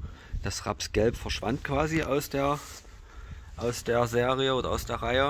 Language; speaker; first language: German; native; German